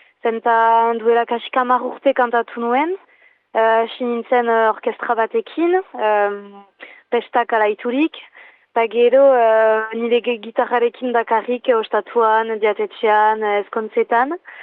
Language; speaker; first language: Basque; non-native, learner; French